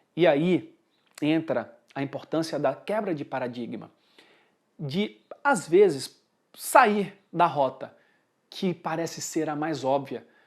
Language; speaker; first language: Portuguese; early bilingual, heritage; Portuguese